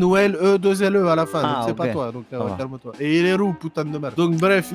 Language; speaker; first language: French; native; French